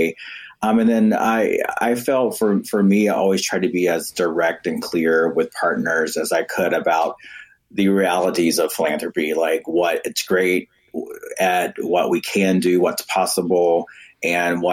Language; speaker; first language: English; native; English